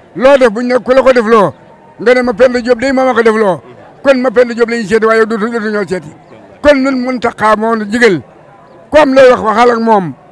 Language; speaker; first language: Wolof; native; Wolof